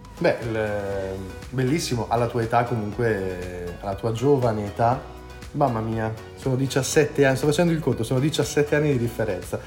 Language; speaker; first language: Italian; native; Italian